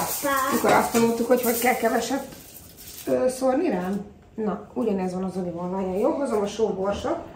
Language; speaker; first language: Hungarian; native; Hungarian